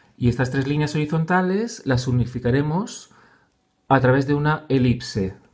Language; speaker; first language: Spanish; native; Spanish